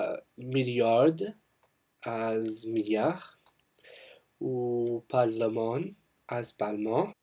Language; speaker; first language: Persian; non-native, learner; English